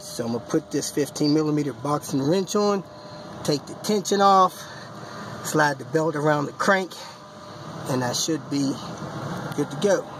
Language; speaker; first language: English; native; English